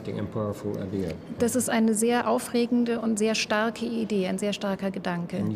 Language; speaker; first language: German; non-native, fluent; Dutch